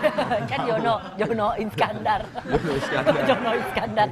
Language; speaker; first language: Indonesian; native; Indonesian